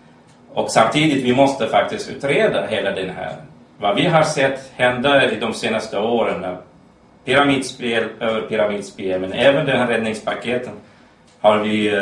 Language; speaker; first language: Swedish; non-native, fluent; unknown